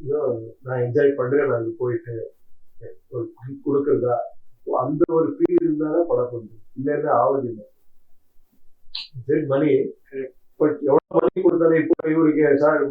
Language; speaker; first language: Tamil; non-native, learner; Kannada